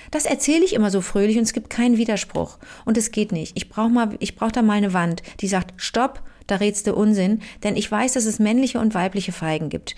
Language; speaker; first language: German; native; German